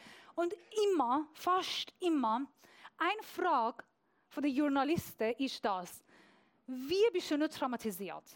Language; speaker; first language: German; non-native, fluent; Persian